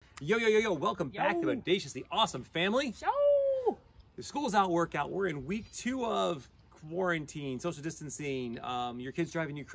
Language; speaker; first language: English; native; English